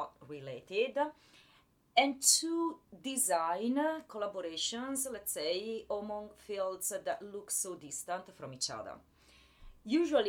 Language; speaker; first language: English; non-native, fluent; Italian